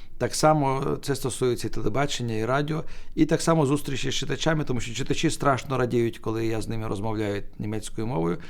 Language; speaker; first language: Ukrainian; non-native, local second language; Russian